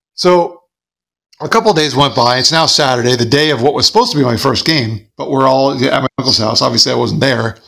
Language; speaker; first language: English; native; English